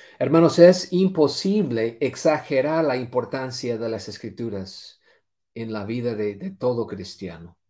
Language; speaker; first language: Spanish; non-native, fluent; English